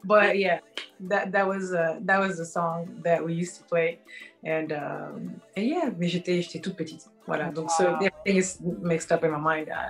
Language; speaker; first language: English; non-native, fluent; French